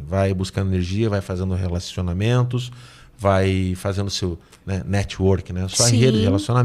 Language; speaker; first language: Portuguese; native; Portuguese